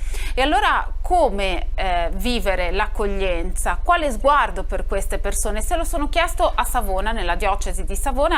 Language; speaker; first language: Italian; native; Italian